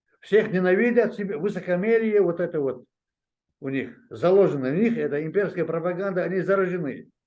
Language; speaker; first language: Russian; non-native, local second language; Chechen